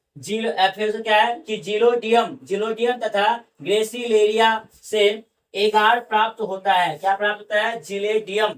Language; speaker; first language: Hindi; native; Hindi